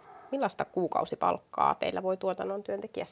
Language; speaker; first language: Finnish; native; Finnish